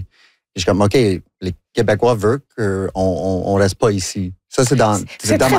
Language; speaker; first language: French; non-native, local second language; English